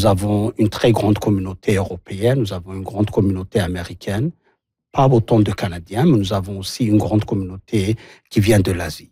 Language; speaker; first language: French; non-native, local second language; Somali